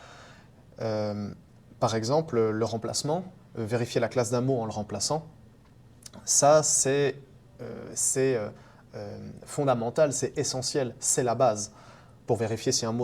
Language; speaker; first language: French; native; French